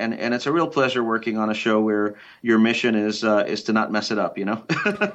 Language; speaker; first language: English; early bilingual, other home language; Spanish